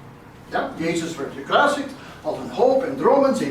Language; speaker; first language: Dutch; non-native, fluent; English